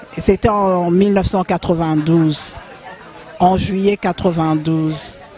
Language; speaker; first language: French; non-native, local second language; Lingala